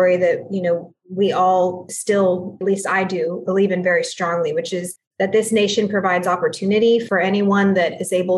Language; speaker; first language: English; early bilingual, other home language; Spanish